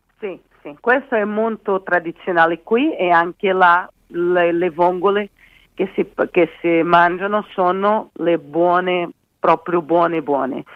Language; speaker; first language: Italian; non-native, fluent; Portuguese